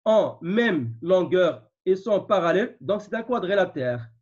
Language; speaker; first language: French; non-native, local second language; Arabic